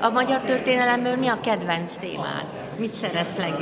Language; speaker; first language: Hungarian; native; Hungarian